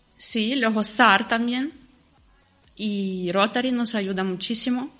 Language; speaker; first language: Spanish; non-native, fluent; Ukrainian